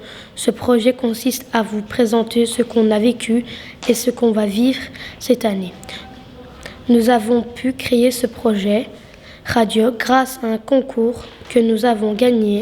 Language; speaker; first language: French; native; French